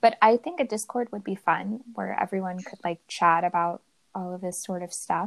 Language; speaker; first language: English; native; English